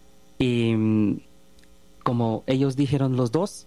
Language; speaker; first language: Spanish; non-native, learner; Bangla